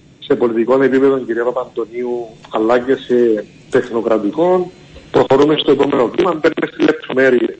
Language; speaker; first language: Greek; native; Greek